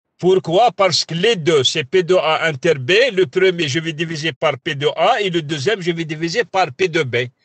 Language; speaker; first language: French; non-native, local second language; Arabic